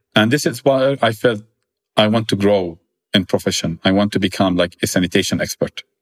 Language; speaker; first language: English; non-native, fluent; Arabic